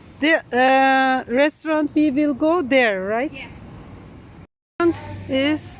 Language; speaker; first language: English; non-native, learner; Turkish